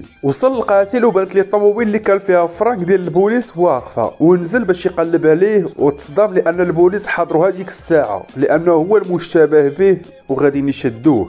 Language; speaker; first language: Arabic; native; Arabic